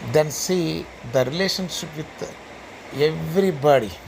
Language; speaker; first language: English; non-native, local second language; Telugu